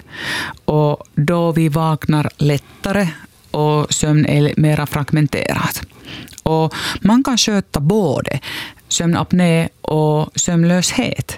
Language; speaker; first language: Swedish; non-native, local second language; Finnish